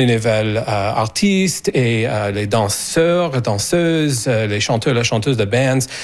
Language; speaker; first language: French; non-native, learner; English